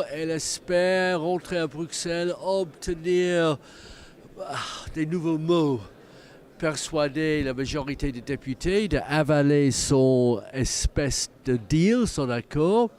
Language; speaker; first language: French; non-native, fluent; English